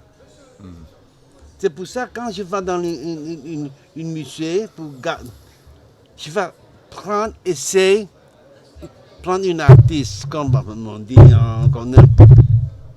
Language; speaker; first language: French; non-native, learner; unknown